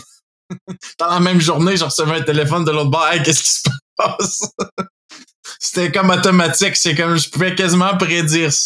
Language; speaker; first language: French; native; French